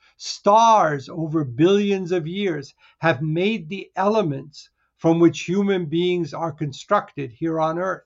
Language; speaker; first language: English; early bilingual, other home language; Hungarian